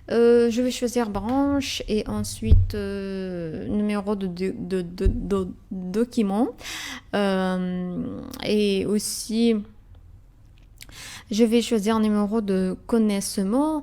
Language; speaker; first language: French; non-native, fluent; Arabic